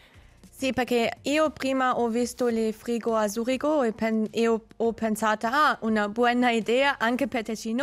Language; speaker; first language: Italian; non-native, learner; German